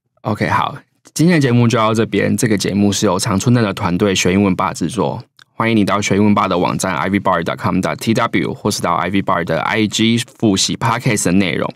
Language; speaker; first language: Chinese; native; Chinese